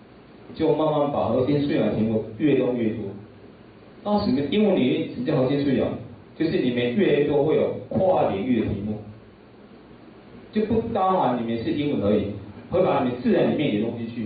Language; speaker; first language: Chinese; native; Chinese